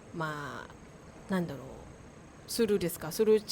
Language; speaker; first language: Japanese; non-native, learner; Thai